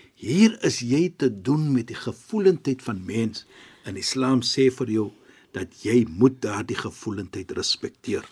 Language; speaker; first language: Afrikaans; non-native, fluent; Arabic